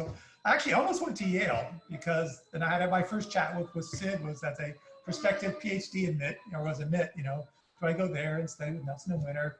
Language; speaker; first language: English; native; English